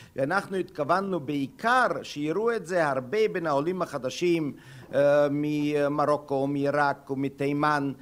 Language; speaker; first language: Hebrew; non-native, fluent; German